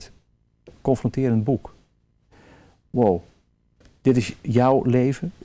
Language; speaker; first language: Dutch; native; Dutch